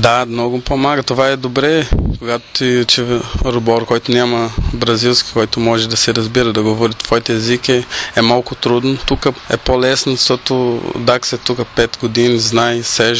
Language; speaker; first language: Bulgarian; non-native, learner; Portuguese